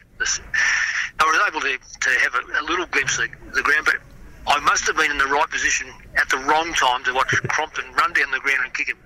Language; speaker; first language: English; native; English